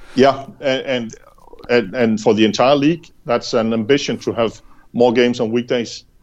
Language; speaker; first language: English; non-native, fluent; Danish